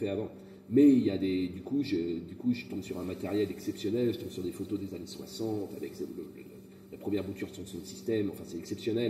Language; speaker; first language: French; native; French